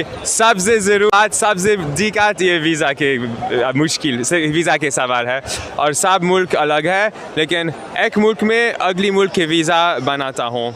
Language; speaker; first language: Hindi; non-native, learner; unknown